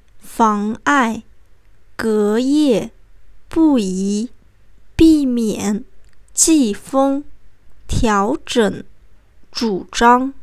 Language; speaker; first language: Chinese; native; Chinese